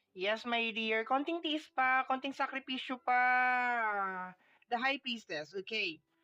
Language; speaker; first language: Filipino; non-native, local second language; Waray